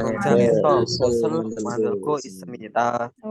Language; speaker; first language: Korean; non-native, learner; Indonesian